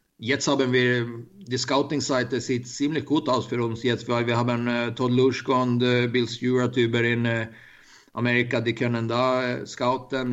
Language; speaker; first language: German; non-native, learner; Swedish